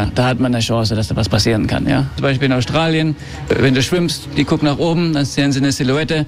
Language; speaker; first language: German; early bilingual, heritage; German